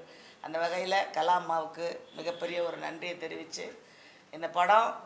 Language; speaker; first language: Tamil; native; Tamil